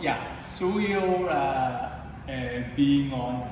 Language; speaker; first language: Vietnamese; non-native, learner; Japanese